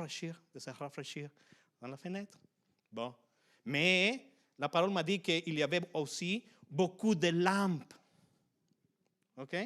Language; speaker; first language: French; non-native, fluent; Spanish